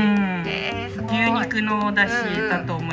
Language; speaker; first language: Japanese; non-native, fluent; Korean